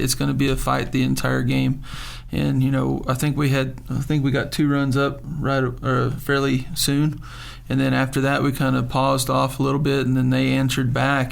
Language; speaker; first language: English; native; English